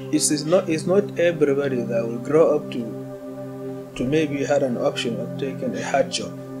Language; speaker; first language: English; non-native, local second language; Hausa